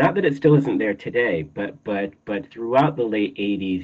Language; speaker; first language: English; native; English